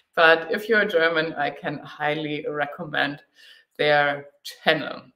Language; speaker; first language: English; non-native, fluent; German